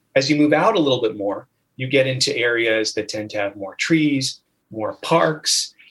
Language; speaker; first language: English; native; English